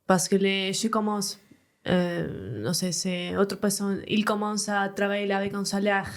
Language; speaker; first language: French; non-native, learner; Spanish